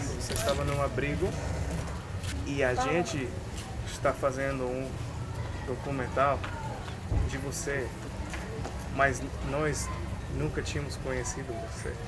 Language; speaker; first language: Portuguese; non-native, fluent; Spanish